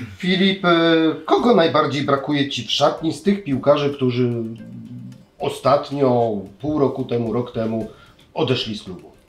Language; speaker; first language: Polish; native; Polish